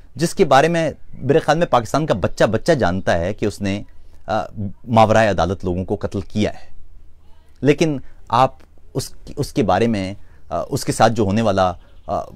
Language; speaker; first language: Urdu; non-native, local second language; Punjabi